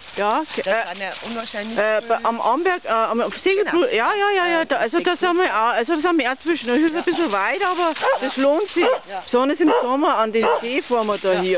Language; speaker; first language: German; native; German